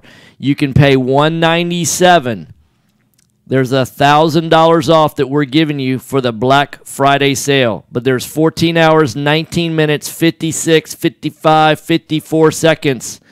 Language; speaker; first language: English; native; English